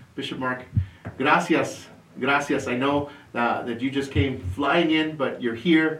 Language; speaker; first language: English; early bilingual, other home language; Spanish